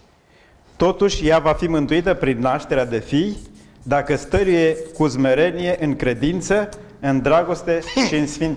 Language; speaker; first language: Romanian; native; Romanian